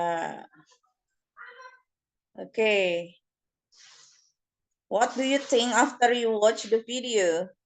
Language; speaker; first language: English; non-native, fluent; Indonesian